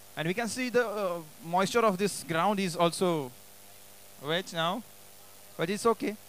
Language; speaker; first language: English; non-native, local second language; Marathi